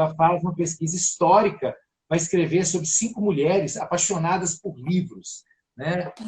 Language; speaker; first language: Portuguese; native; Portuguese